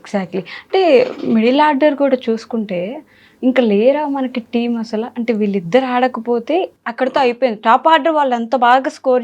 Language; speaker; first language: Telugu; native; Telugu